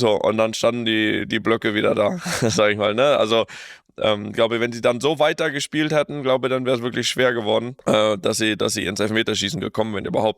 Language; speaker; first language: German; native; German